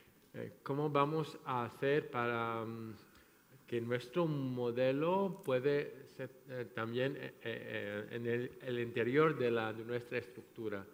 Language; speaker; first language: Spanish; non-native, fluent; French